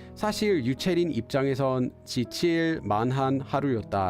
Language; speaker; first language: Korean; non-native, fluent; English